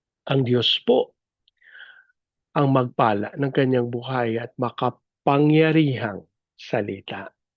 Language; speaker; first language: Filipino; native; Filipino